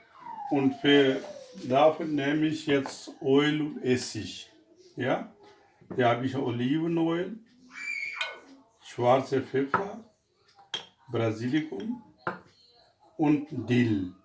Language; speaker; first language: German; non-native, fluent; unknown